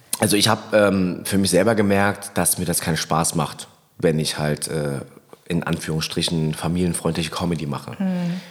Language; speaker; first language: German; early bilingual, other home language; Vietnamese